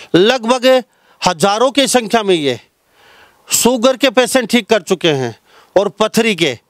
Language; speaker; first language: Hindi; native; Hindi